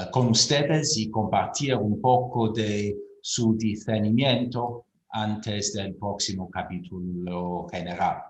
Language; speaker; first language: Spanish; non-native, fluent; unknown